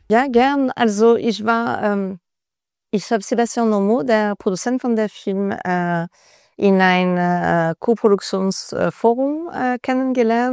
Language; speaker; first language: German; non-native, fluent; French